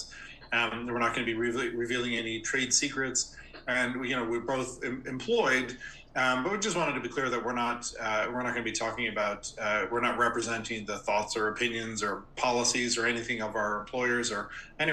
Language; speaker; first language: English; native; English